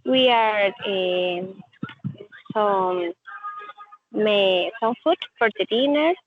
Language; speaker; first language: English; non-native, learner; Spanish